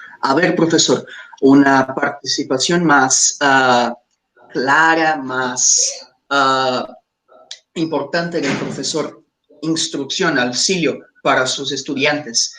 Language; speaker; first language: Spanish; non-native, learner; Portuguese